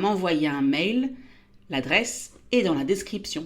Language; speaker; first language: French; native; French